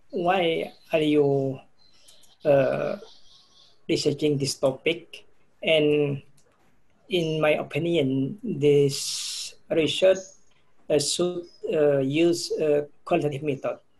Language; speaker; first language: English; non-native, fluent; Indonesian